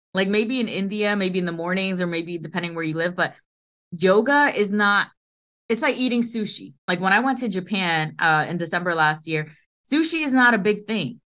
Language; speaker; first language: English; early bilingual, other home language; Hindi